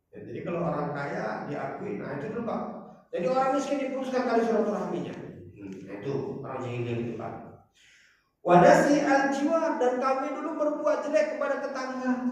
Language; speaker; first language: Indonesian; non-native, local second language; Batak Toba